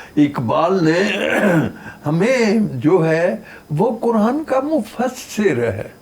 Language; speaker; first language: Urdu; non-native, local second language; Punjabi